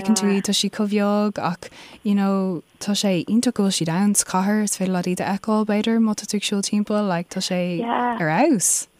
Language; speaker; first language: Irish; non-native, local second language; English